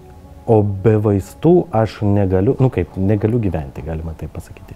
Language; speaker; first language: Lithuanian; non-native, learner; Ukrainian